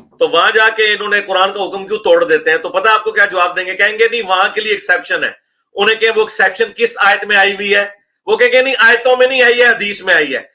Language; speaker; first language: Urdu; non-native, local second language; Punjabi